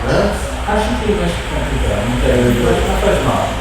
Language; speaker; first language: Portuguese; non-native, learner; English